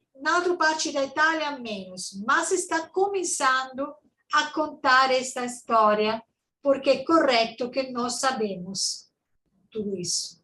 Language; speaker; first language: Portuguese; non-native, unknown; Italian